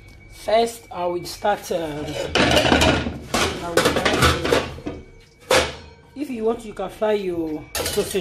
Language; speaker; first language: English; non-native, learner; Lingala